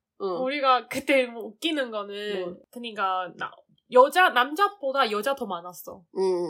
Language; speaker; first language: Korean; non-native, learner; Chinese